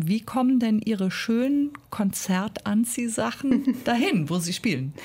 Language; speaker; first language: German; native; German